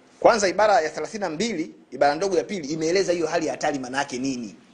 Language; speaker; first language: Swahili; native; Swahili